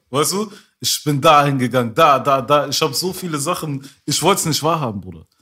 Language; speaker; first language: German; early bilingual, other home language; French